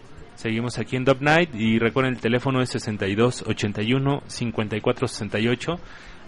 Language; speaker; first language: Spanish; native; Spanish